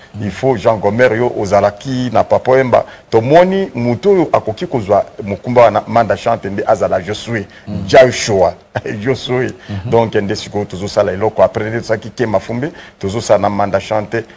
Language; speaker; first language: Lingala; non-native, local second language; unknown